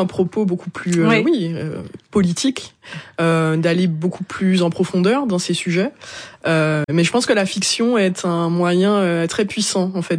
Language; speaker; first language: French; native; French